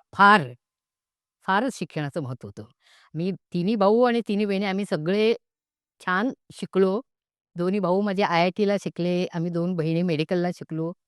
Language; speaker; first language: Marathi; non-native, local second language; Konkani